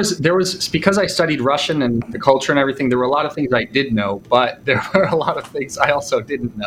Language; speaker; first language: English; native; English